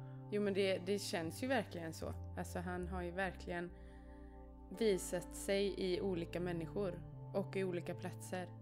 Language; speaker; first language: Swedish; native; Swedish